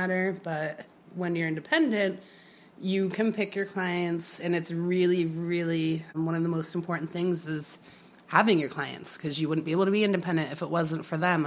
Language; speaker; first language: English; native; English